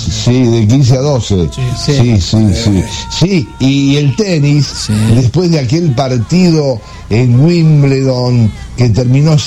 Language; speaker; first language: Spanish; native; Spanish